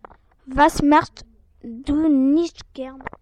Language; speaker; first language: German; non-native, learner; French